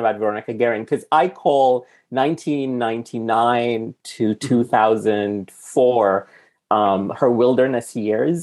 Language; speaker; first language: English; non-native, fluent; Arabic